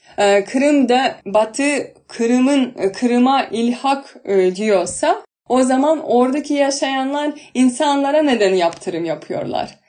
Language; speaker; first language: Turkish; non-native, fluent; Russian